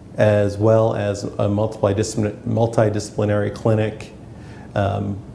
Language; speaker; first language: English; native; English